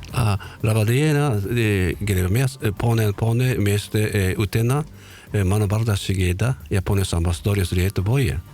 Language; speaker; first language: Lithuanian; non-native, learner; Japanese